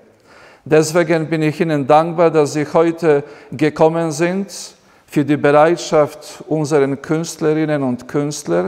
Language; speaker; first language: German; non-native, fluent; Polish